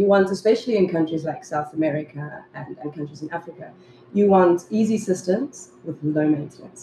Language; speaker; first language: English; native; English